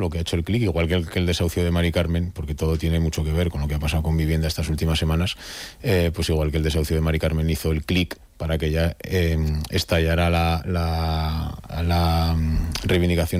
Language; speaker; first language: Spanish; native; Spanish